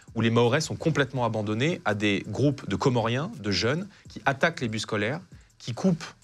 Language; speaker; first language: French; native; French